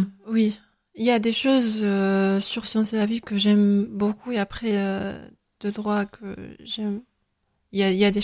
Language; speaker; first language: French; non-native, fluent; Spanish